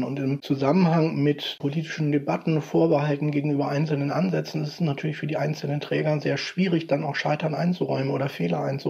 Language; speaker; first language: German; native; German